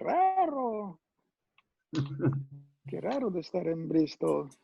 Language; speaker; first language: Spanish; non-native, fluent; French